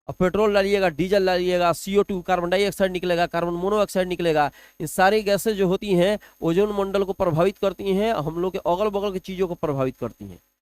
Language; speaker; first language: Hindi; native; Hindi